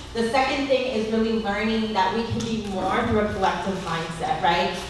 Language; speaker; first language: English; native; English